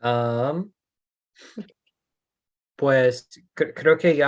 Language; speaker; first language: Spanish; non-native, fluent; English